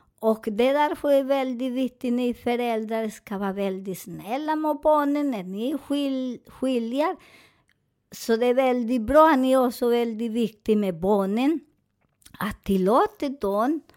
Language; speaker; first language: Swedish; non-native, fluent; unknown